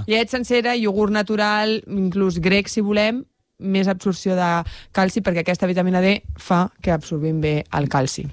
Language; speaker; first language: Catalan; non-native, local second language; Spanish